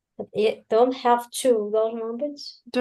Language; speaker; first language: English; non-native, fluent; Russian